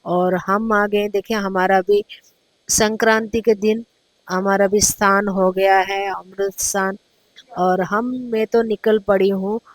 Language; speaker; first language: Hindi; non-native, local second language; Telugu